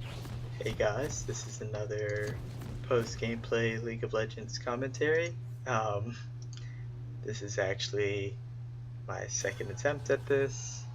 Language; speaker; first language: English; native; English